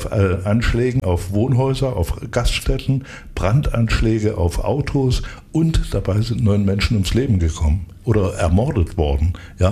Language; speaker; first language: German; native; German